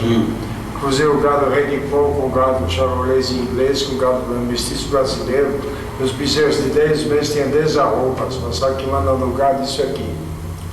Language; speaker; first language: Portuguese; non-native, fluent; German